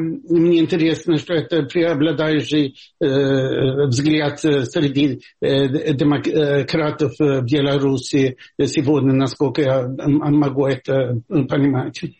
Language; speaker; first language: Russian; non-native, fluent; Swedish